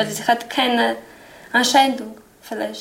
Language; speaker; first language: German; non-native, learner; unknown